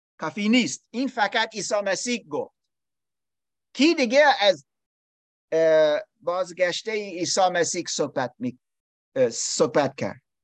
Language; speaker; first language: Persian; non-native, learner; English